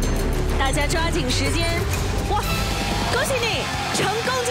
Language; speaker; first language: Chinese; native; Chinese